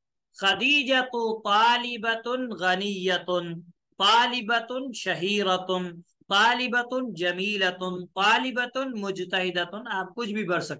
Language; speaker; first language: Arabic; non-native, fluent; Urdu